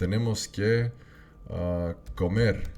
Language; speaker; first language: Spanish; non-native, learner; English